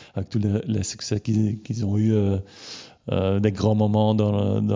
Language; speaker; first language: French; native; French